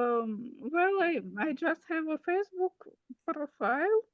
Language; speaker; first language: English; non-native, fluent; Russian